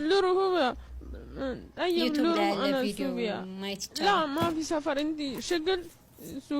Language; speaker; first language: Arabic; non-native, learner; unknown